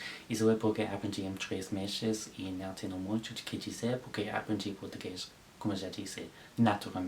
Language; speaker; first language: Portuguese; non-native, learner; English